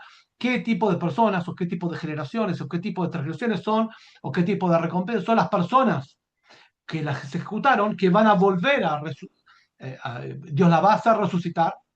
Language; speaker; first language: Spanish; native; Spanish